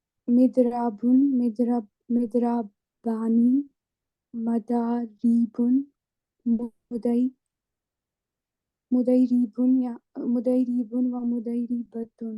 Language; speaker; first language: Arabic; non-native, learner; Urdu